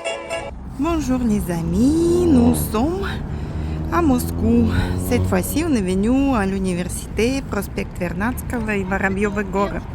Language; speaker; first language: French; non-native, fluent; Russian